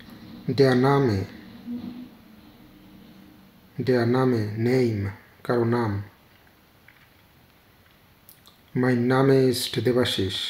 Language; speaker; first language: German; non-native, fluent; Bangla